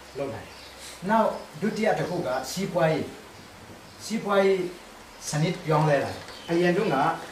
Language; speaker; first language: Burmese; non-native, local second language; Tedim Chin